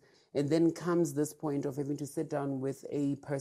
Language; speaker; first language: English; non-native, local second language; Tswana